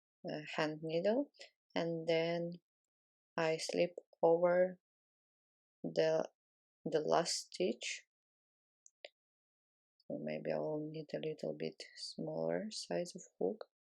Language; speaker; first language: English; non-native, fluent; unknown